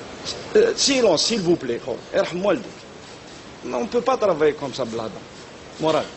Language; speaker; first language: French; non-native, local second language; Arabic